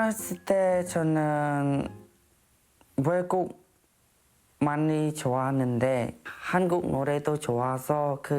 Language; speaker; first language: Korean; non-native, learner; Khmer